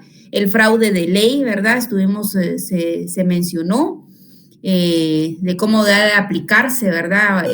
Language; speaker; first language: Spanish; native; Spanish